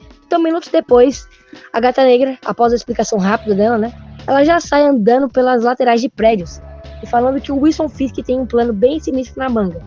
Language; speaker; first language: Portuguese; native; Portuguese